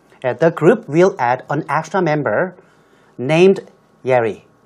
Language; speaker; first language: English; non-native, fluent; Korean